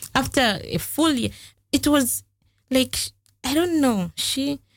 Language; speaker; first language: English; non-native, local second language; Ganda